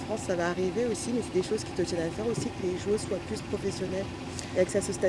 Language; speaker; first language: French; native; French